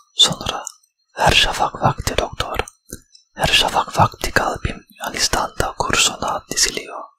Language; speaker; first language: Turkish; non-native, fluent; English